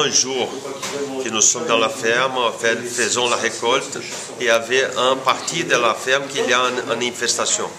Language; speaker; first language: French; non-native, fluent; Portuguese